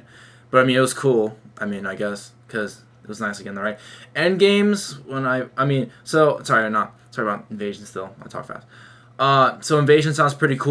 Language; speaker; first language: English; native; English